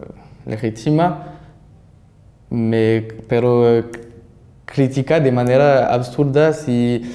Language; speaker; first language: Spanish; non-native, learner; French